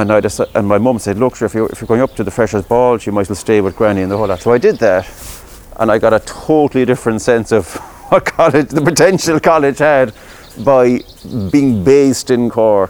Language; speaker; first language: English; native; English